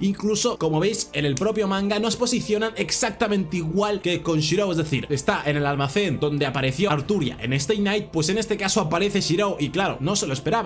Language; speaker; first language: Spanish; native; Spanish